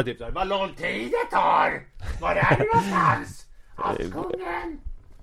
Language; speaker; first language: Swedish; native; Swedish